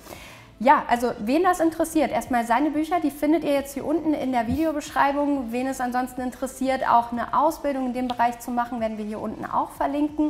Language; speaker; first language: German; native; German